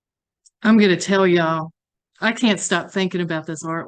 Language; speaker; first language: English; native; English